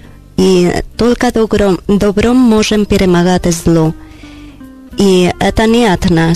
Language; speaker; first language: Russian; non-native, learner; Spanish